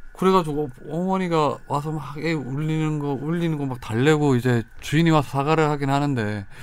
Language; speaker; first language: Korean; native; Korean